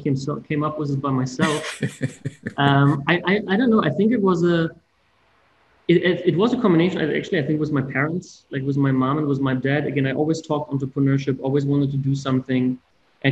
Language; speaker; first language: English; non-native, fluent; German